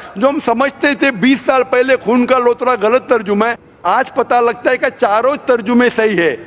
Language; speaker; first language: Hindi; non-native, local second language; Konkani